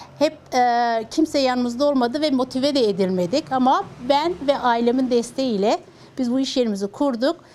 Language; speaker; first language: Turkish; native; Turkish